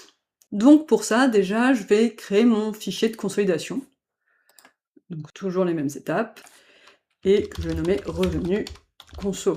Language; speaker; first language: French; native; French